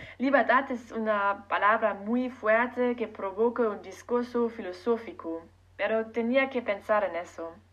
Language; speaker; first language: Spanish; non-native, learner; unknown